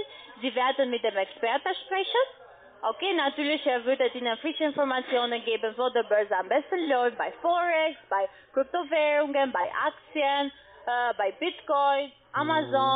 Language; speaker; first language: German; non-native, learner; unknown